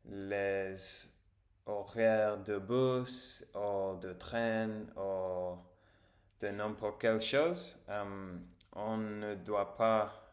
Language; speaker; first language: French; non-native, learner; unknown